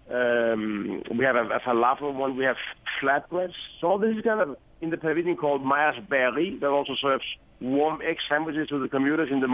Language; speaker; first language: English; non-native, fluent; Danish